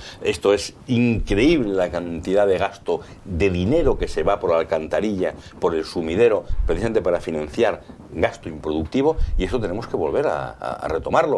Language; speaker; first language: Spanish; native; Spanish